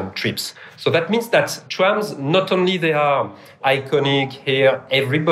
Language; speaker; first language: English; non-native, fluent; French